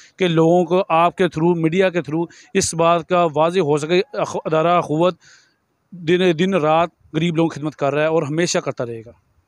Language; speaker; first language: Urdu; non-native, local second language; Punjabi